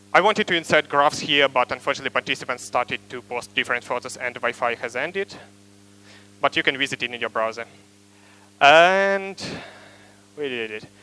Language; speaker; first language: English; non-native, fluent; Ukrainian